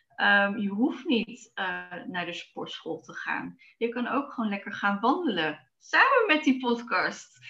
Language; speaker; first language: Dutch; native; Dutch